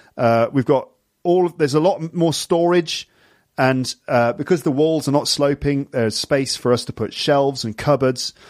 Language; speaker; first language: English; native; English